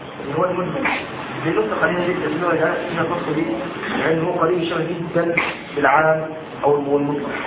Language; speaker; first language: Arabic; native; Arabic